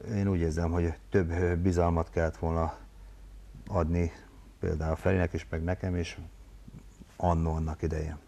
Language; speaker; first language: Hungarian; native; Hungarian